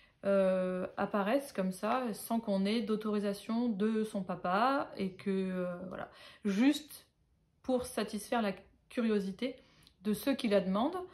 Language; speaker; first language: French; native; French